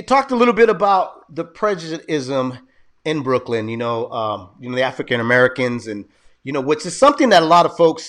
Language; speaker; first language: English; early bilingual, other home language; Spanish